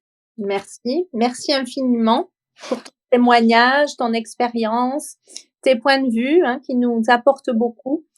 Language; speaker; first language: French; native; French